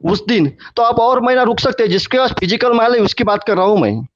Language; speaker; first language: Hindi; non-native, local second language; Marathi